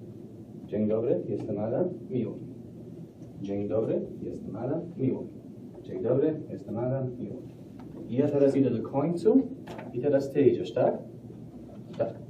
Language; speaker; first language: Polish; non-native, fluent; English